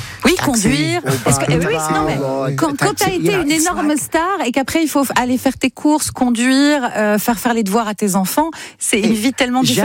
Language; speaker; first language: French; native; French